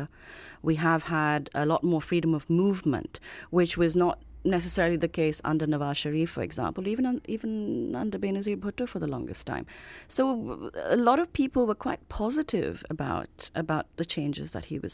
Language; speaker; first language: English; non-native, local second language; Urdu